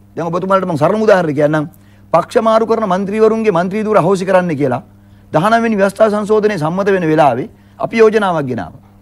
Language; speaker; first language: Sinhala; native; Sinhala